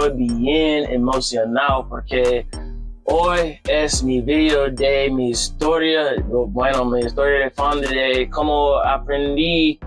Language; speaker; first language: Spanish; non-native, learner; English